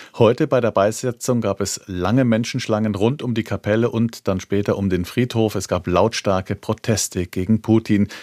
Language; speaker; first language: German; native; German